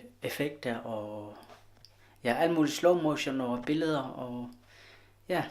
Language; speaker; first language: Danish; non-native, local second language; Kalaallisut